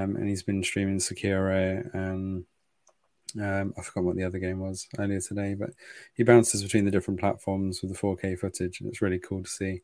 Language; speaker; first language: English; native; English